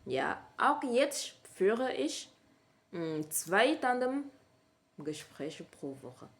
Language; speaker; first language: German; non-native, learner; French